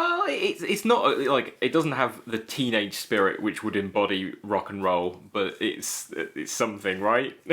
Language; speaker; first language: English; native; English